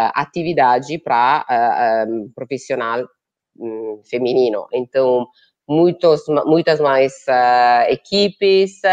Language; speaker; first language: Portuguese; non-native, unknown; Italian